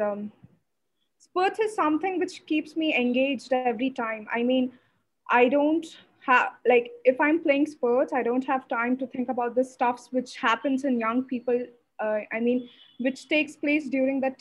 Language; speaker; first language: English; non-native, local second language; Odia